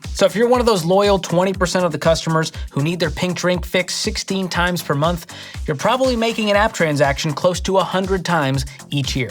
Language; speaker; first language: English; native; English